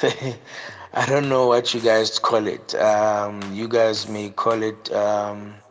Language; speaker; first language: English; non-native, local second language; Southern Sotho